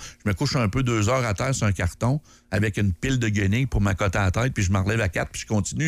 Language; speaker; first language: French; native; French